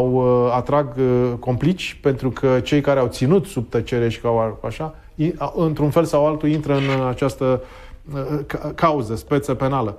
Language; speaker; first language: Romanian; native; Romanian